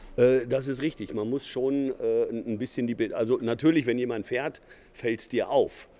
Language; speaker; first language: German; native; German